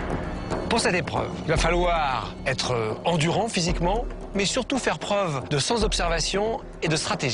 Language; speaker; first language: French; native; French